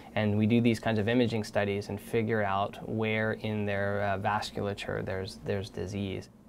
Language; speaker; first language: English; native; English